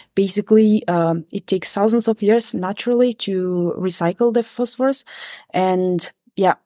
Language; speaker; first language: English; non-native, fluent; Kazakh